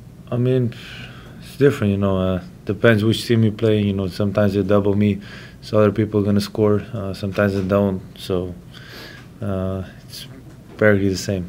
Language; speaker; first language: English; non-native, fluent; Slovenian